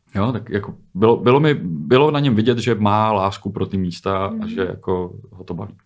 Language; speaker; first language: Czech; native; Czech